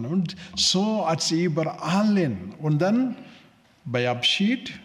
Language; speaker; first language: German; non-native, learner; Telugu